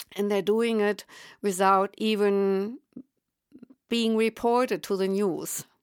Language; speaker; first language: English; non-native, fluent; German